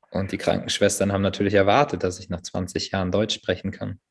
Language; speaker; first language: German; native; German